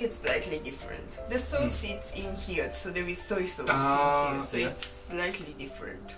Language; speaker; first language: English; non-native, fluent; Italian